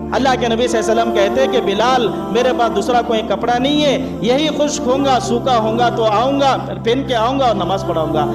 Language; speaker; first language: Urdu; native; Urdu